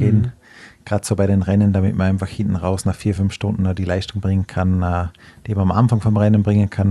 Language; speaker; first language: German; native; German